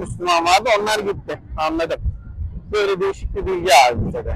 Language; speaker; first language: Turkish; native; Turkish